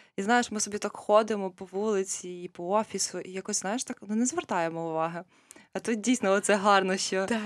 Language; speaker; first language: Ukrainian; native; Ukrainian